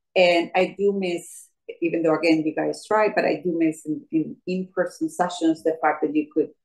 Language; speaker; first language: English; non-native, fluent; Spanish